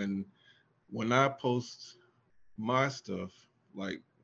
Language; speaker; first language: English; native; English